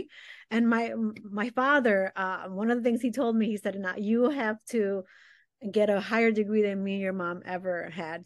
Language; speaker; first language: English; early bilingual, other home language; Spanish